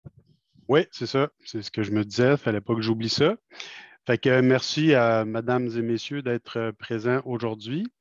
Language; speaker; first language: French; native; French